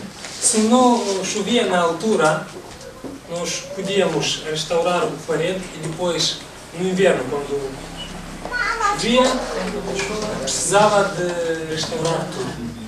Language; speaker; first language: Portuguese; non-native, fluent; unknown